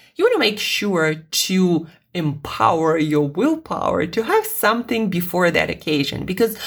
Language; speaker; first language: English; non-native, fluent; Russian